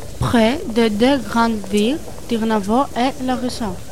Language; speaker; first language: French; non-native, learner; Greek